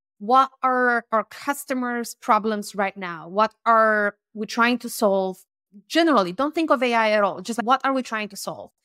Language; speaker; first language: English; non-native, fluent; Romanian